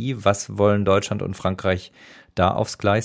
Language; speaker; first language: German; native; German